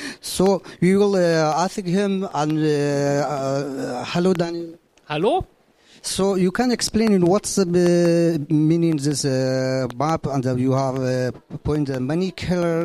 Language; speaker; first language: English; non-native, learner; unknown